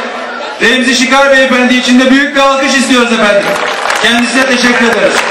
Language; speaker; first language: Turkish; native; Turkish